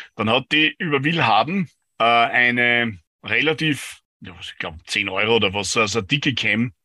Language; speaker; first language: German; native; German